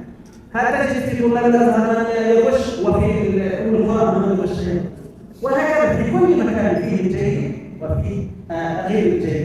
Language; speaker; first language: Arabic; native; Arabic